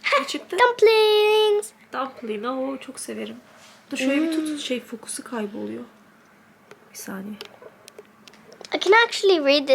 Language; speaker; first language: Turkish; early bilingual, heritage; Turkish